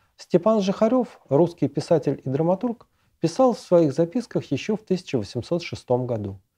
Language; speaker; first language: Russian; native; Russian